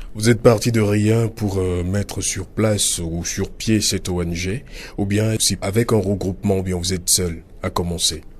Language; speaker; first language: French; non-native, local second language; Ewe